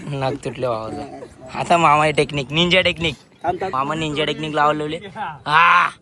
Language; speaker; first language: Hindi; non-native, local second language; Marathi